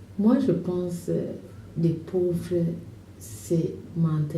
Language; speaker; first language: French; non-native, learner; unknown